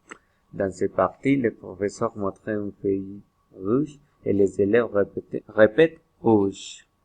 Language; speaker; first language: French; non-native, learner; Spanish